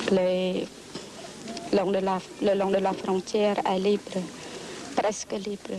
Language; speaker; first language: French; non-native, local second language; Khmer